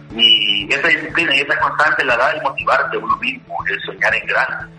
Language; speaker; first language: Spanish; native; Spanish